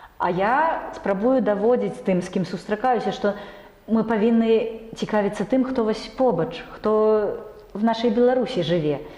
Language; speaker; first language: Belarusian; non-native, local second language; Russian